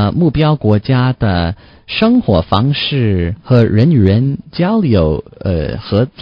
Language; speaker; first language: Chinese; non-native, learner; English